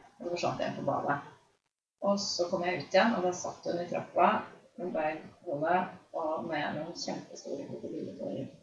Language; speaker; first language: Norwegian; native; Norwegian